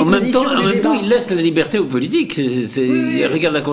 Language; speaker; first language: French; native; French